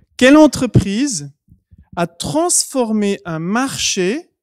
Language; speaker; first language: French; native; French